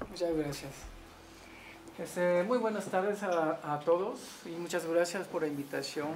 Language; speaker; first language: Spanish; non-native, learner; Japanese